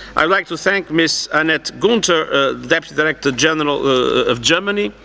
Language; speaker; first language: English; non-native, fluent; Portuguese